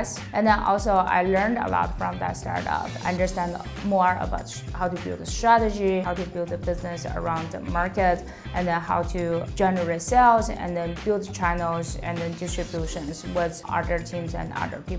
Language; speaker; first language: English; non-native, fluent; Chinese